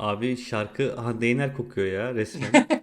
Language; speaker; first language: Turkish; native; Turkish